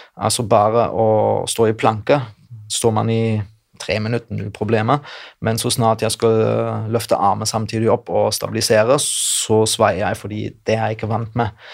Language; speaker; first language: Norwegian; non-native, fluent; German